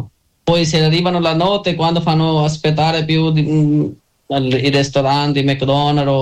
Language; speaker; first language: Italian; non-native, learner; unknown